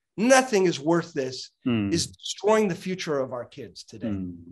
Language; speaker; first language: English; native; English